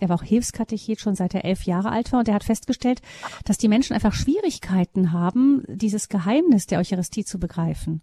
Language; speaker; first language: German; native; German